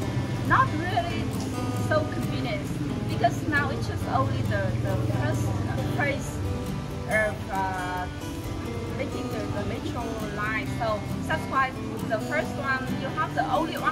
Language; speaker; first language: English; non-native, fluent; Vietnamese